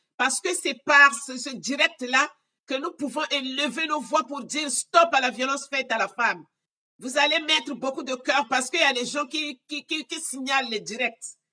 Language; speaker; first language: French; non-native, local second language; Lingala